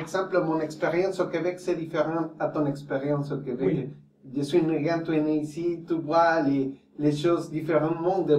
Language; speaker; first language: French; non-native, fluent; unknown